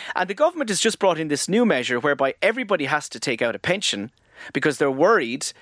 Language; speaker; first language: English; native; English